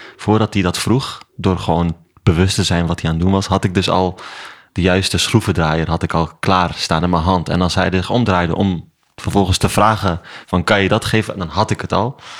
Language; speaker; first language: Dutch; early bilingual, other home language; Kurdish